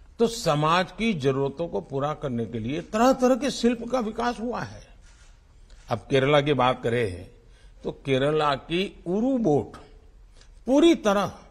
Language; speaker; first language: Hindi; non-native, local second language; Gujarati